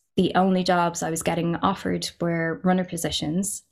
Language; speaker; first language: English; native; English